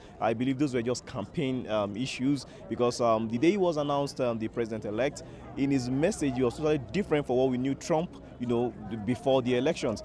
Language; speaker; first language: English; non-native, local second language; Yoruba